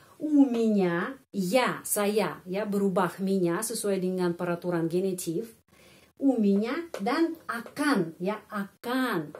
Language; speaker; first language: Indonesian; non-native, fluent; Russian